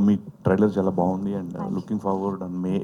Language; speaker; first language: Telugu; native; Telugu